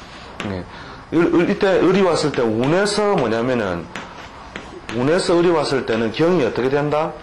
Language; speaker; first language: Korean; native; Korean